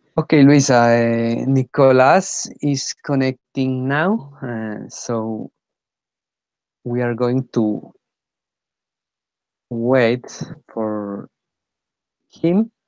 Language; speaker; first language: English; non-native, fluent; Spanish